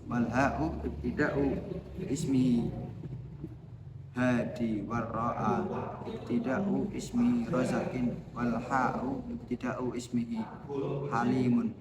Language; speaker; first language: Arabic; non-native, learner; Indonesian